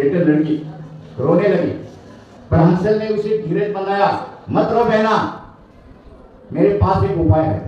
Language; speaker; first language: Hindi; non-native, local second language; Marathi